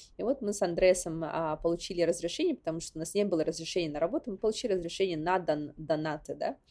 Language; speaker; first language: Russian; non-native, local second language; Yakut